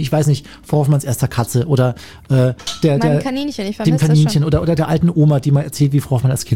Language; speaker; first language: German; native; German